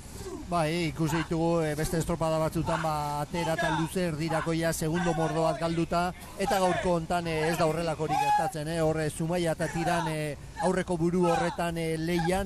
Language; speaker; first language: Basque; native; Basque